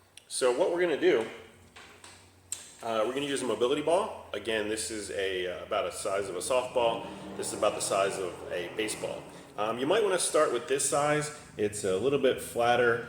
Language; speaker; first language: English; native; English